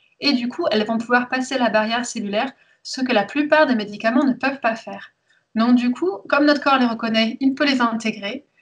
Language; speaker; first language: French; early bilingual, heritage; French